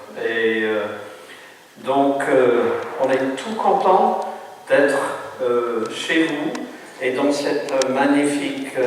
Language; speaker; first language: French; non-native, fluent; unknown